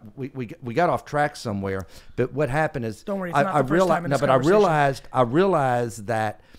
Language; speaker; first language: English; native; English